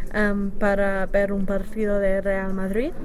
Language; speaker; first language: Spanish; non-native, learner; English